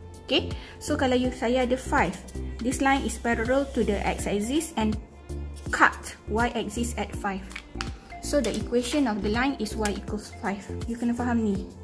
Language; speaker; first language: English; non-native, local second language; Malay